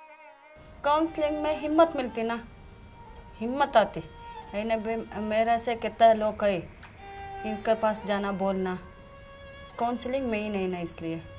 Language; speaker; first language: Hindi; non-native, local second language; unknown